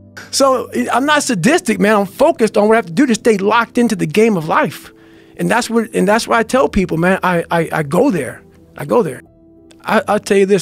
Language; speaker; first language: English; native; English